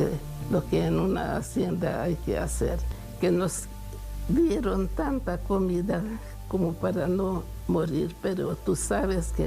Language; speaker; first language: Spanish; non-native, fluent; Hungarian